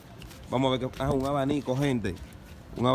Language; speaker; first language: Spanish; native; Spanish